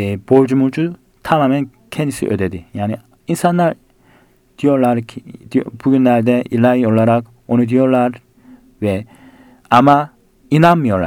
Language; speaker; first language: Turkish; non-native, fluent; Korean